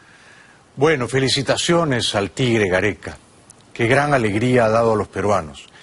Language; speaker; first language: Spanish; native; Spanish